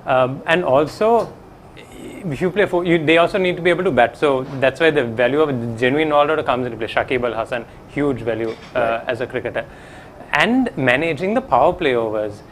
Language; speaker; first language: English; non-native, local second language; Sinhala